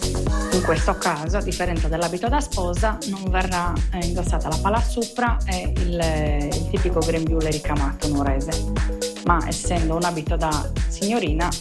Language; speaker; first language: Italian; native; Italian